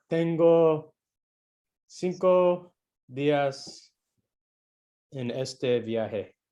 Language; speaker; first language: Spanish; non-native, learner; English